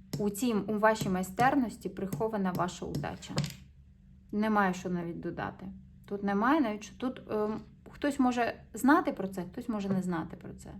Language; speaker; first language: Ukrainian; non-native, local second language; Russian